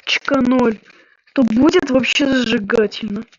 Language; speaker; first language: Russian; native; Russian